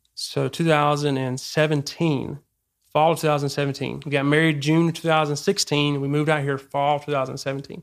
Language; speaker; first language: English; native; English